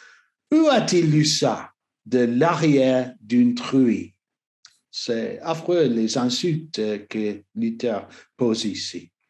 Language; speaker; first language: French; non-native, learner; English